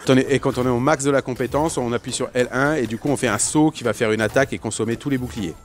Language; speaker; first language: French; native; French